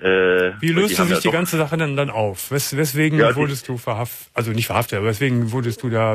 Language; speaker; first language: German; native; German